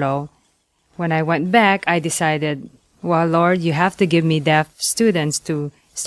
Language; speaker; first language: English; non-native, local second language; Pampanga